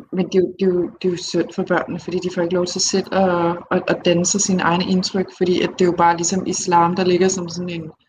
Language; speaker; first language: Danish; early bilingual, other home language; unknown